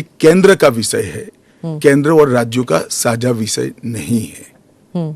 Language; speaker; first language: Hindi; non-native, local second language; Gujarati